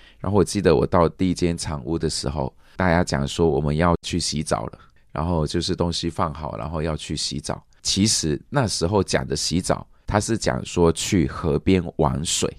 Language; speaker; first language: Chinese; native; Chinese